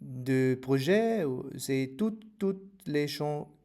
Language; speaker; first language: French; non-native, fluent; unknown